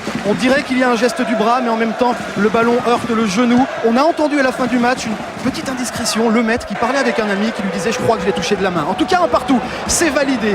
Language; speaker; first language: French; native; French